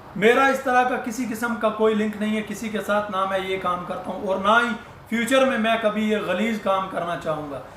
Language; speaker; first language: Urdu; non-native, local second language; Punjabi